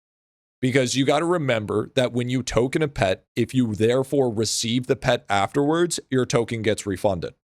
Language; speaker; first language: English; native; English